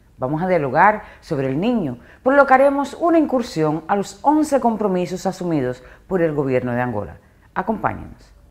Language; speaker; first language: Spanish; non-native, fluent; Portuguese